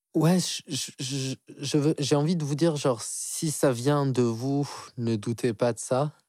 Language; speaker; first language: French; non-native, local second language; Arabic